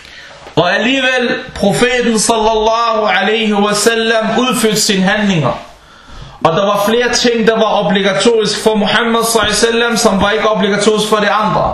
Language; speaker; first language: Danish; non-native, fluent; Arabic